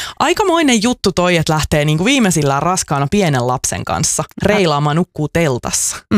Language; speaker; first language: Finnish; native; Finnish